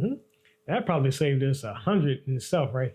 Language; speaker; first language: English; native; English